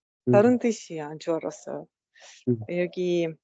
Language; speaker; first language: Korean; non-native, learner; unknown